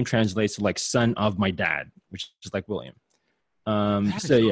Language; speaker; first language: English; non-native, local second language; Filipino